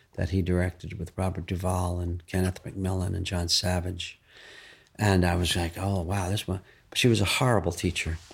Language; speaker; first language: English; native; English